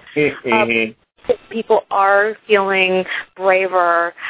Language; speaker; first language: English; early bilingual, other home language; Icelandic